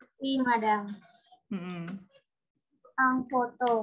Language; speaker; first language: French; non-native, learner; Indonesian